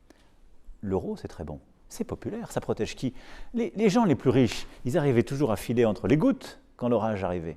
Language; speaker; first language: French; native; French